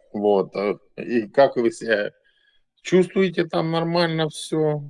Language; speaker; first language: Ukrainian; native; Ukrainian